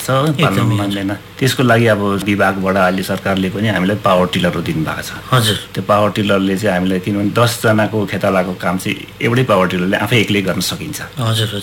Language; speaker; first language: Nepali; native; Nepali